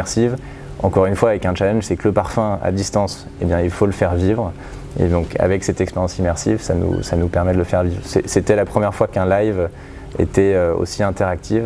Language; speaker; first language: French; native; French